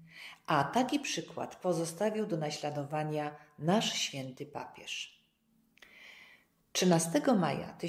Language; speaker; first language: Polish; native; Polish